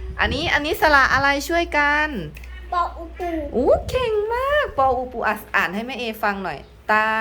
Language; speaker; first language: Thai; native; Thai